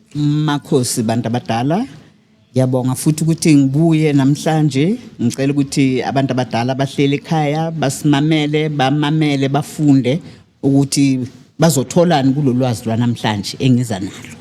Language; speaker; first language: Zulu; native; Zulu